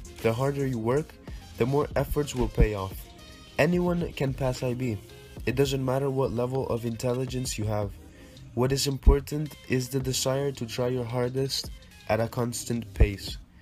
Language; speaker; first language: English; early bilingual, other home language; Spanish